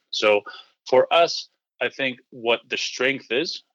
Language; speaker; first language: English; early bilingual, heritage; Greek